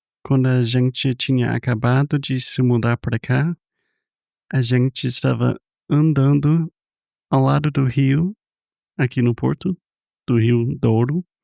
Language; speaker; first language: Portuguese; non-native, fluent; English